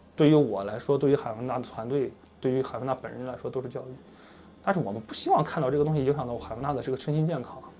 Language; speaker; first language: Chinese; native; Chinese